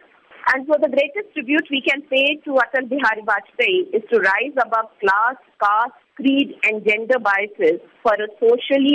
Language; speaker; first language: English; non-native, local second language; Hindi